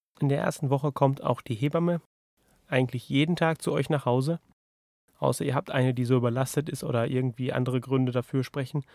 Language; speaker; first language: German; native; German